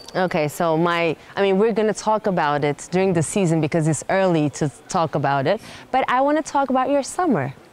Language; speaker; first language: English; non-native, fluent; Turkish